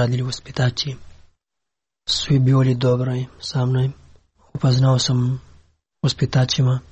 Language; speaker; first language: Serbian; non-native, learner; Pashto